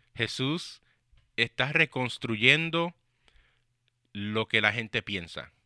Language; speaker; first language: Spanish; early bilingual, heritage; Spanish